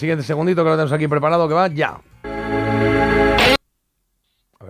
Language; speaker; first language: Spanish; native; Spanish